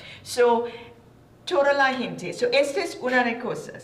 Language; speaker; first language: Spanish; non-native, learner; English